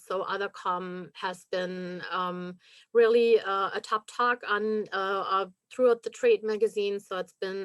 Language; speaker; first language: English; non-native, fluent; German